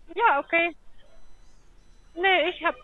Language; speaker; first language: German; non-native, learner; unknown